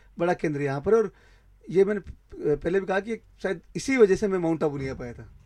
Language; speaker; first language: Hindi; native; Hindi